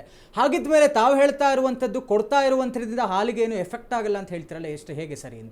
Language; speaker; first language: Kannada; native; Kannada